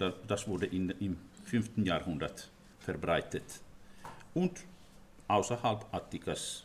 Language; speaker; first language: German; non-native, fluent; Finnish